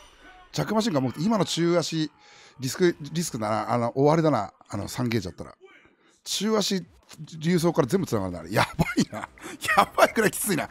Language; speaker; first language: Japanese; native; Japanese